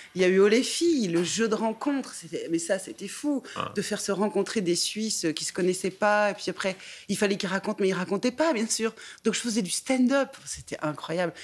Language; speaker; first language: French; native; French